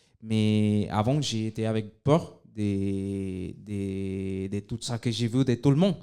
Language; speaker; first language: French; non-native, fluent; Spanish